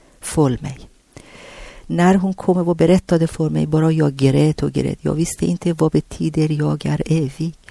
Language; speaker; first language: Swedish; non-native, learner; Persian